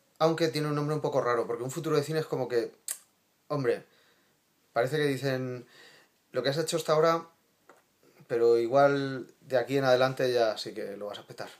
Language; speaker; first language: Spanish; native; Spanish